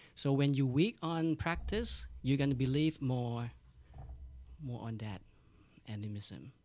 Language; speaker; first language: English; non-native, learner; Thai